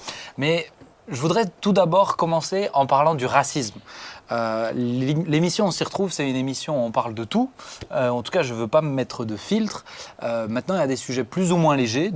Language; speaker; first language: French; native; French